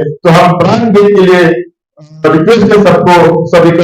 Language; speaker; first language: Hindi; non-native, local second language; Marathi